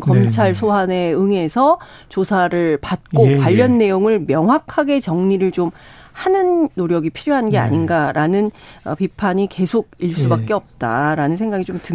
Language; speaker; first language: Korean; native; Korean